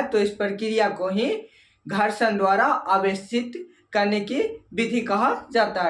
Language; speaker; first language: Hindi; native; Hindi